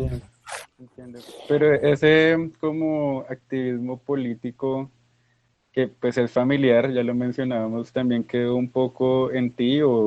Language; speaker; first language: Spanish; native; Spanish